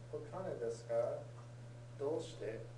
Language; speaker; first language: Japanese; non-native, learner; English